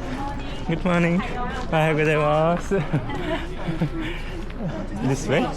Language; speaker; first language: English; non-native, fluent; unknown